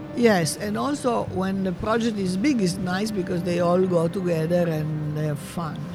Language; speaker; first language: English; non-native, fluent; Italian